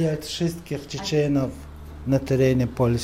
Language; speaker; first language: Polish; non-native, learner; Chechen